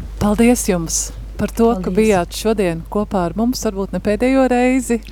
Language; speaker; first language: Latvian; native; Latvian